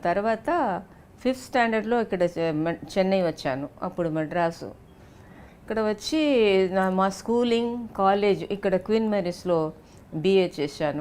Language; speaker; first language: Telugu; non-native, local second language; Tamil